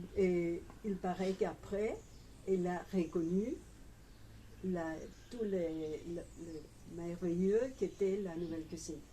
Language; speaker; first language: French; non-native, fluent; Spanish